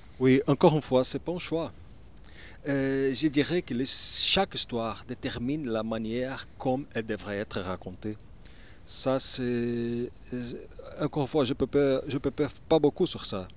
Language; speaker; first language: French; non-native, learner; Portuguese